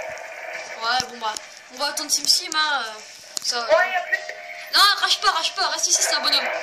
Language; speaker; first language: French; native; French